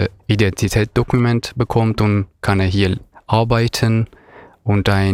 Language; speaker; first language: German; non-native, fluent; Persian